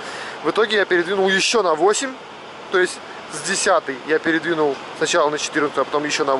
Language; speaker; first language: Russian; native; Russian